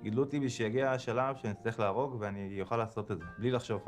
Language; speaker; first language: Hebrew; native; Hebrew